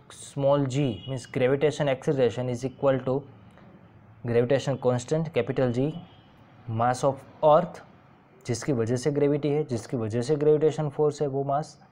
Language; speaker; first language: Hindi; non-native, local second language; Gujarati